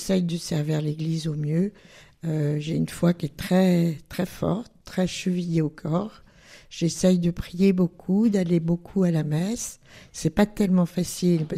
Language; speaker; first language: French; native; French